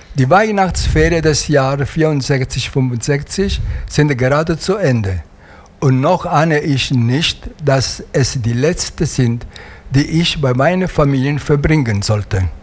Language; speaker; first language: German; non-native, fluent; Italian